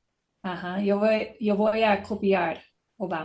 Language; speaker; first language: Spanish; non-native, learner; English